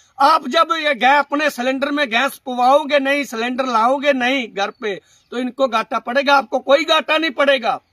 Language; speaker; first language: Hindi; non-native, local second language; Punjabi